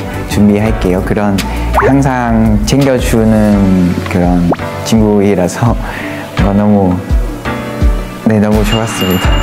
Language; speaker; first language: Korean; non-native, fluent; Vietnamese